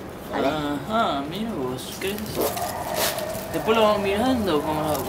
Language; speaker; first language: Spanish; native; Spanish